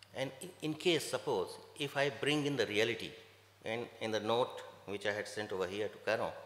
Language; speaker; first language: English; non-native, local second language; Bhojpuri